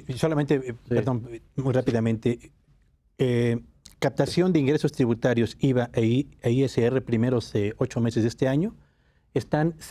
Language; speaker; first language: Spanish; native; Spanish